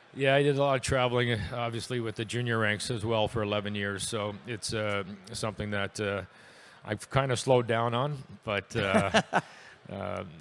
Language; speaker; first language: English; native; English